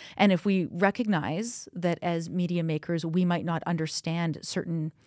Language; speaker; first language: English; native; English